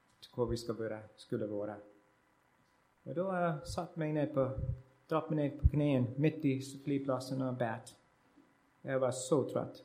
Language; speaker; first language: Norwegian; non-native, learner; English